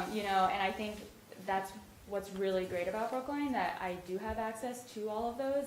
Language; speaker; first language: English; native; English